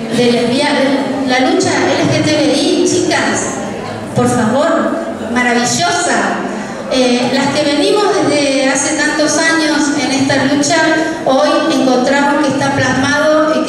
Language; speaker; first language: Spanish; native; Spanish